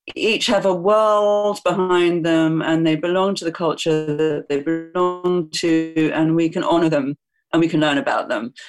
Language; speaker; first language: English; native; English